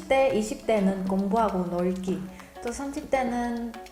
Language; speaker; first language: Korean; non-native, learner; Vietnamese